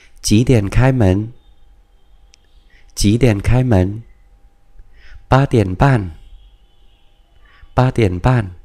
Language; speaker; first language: Chinese; non-native, fluent; Vietnamese